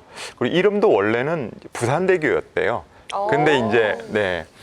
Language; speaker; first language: Korean; native; Korean